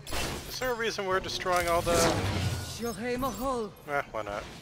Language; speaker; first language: English; native; English